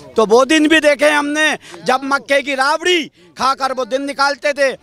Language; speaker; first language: Hindi; native; Hindi